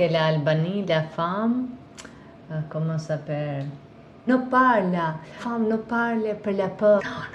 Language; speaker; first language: French; non-native, learner; Albanian